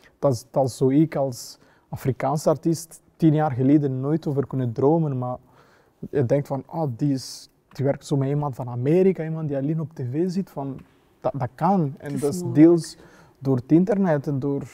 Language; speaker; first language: Dutch; non-native, fluent; Kinyarwanda